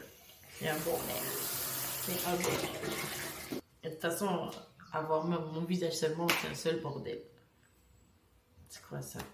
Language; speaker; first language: French; native; French